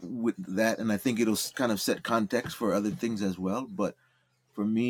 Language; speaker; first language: English; native; English